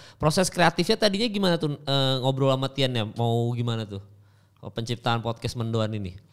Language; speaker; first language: Indonesian; native; Indonesian